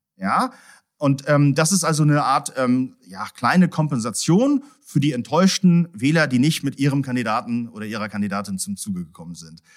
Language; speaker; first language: German; native; German